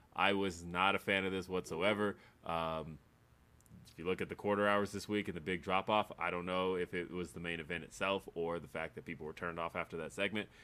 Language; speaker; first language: English; native; English